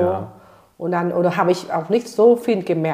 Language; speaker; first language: German; non-native, fluent; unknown